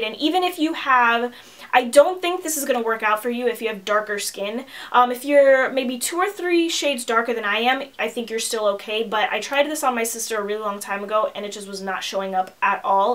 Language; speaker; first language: English; native; English